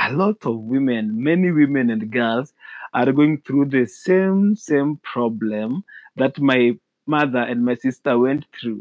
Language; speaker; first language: English; non-native, local second language; Luo (Kenya and Tanzania)